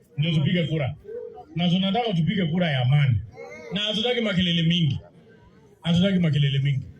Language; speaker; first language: Swahili; non-native, local second language; Kalenjin